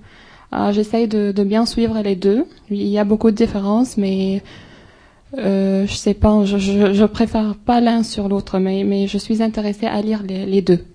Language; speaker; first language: French; non-native, fluent; Arabic